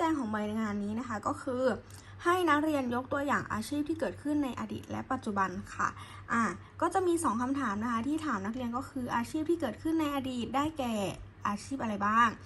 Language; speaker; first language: Thai; native; Thai